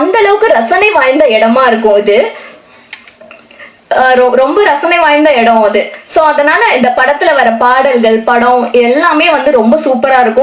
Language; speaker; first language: Tamil; native; Tamil